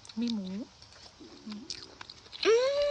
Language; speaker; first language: Thai; native; Thai